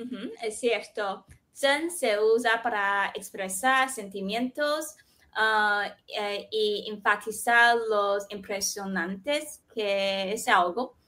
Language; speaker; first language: Spanish; non-native, fluent; Chinese